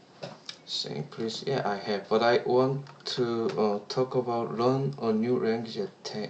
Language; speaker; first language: English; non-native, learner; Korean